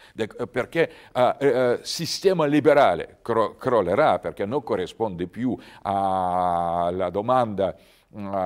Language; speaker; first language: Italian; non-native, learner; Russian